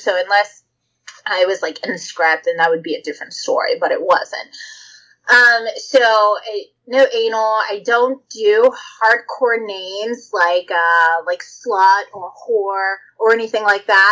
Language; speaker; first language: English; native; English